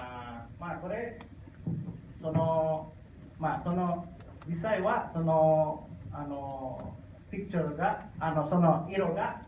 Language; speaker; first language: Japanese; non-native, learner; Indonesian